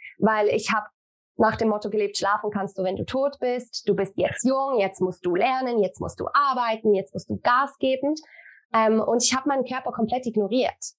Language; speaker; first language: German; native; German